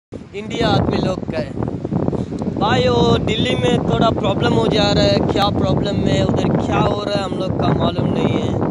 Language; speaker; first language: Hindi; non-native, learner; Tamil